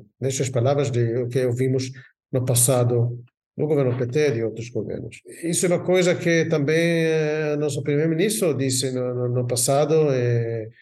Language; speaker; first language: Portuguese; non-native, fluent; Hebrew